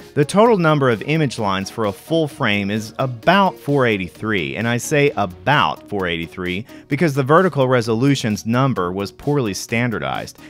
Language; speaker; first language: English; native; English